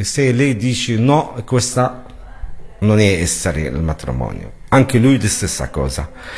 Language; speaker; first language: Italian; non-native, learner; Arabic